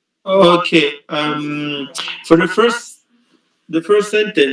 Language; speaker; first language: English; non-native, learner; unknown